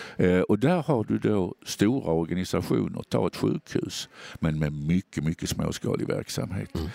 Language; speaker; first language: Swedish; native; Swedish